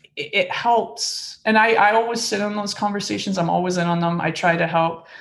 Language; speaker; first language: English; native; English